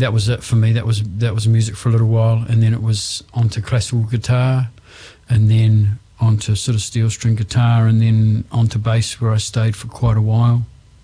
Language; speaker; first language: English; native; English